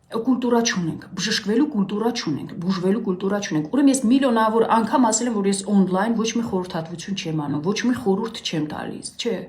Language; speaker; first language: Armenian; native; Armenian